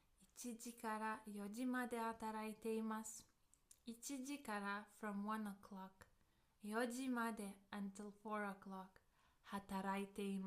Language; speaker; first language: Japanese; non-native, fluent; English